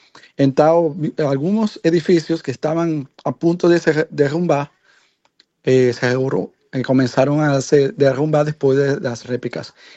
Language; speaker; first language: Portuguese; non-native, learner; Spanish